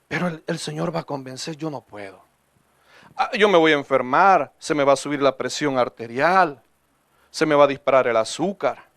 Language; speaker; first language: Spanish; native; Spanish